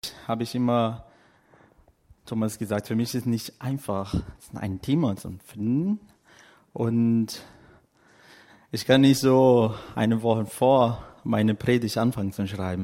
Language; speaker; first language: German; non-native, fluent; Portuguese